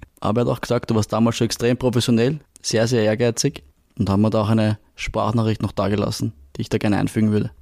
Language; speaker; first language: German; native; German